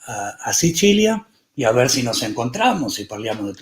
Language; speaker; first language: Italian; non-native, learner; Spanish